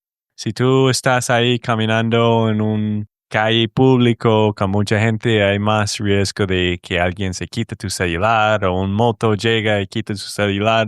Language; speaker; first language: Spanish; non-native, fluent; English